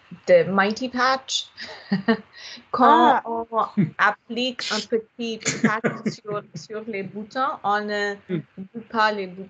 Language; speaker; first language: French; non-native, learner; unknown